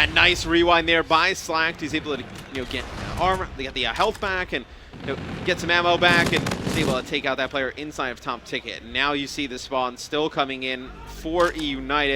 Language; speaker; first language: English; native; English